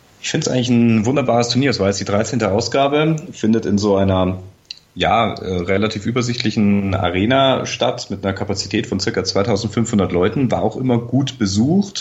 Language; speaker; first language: German; native; German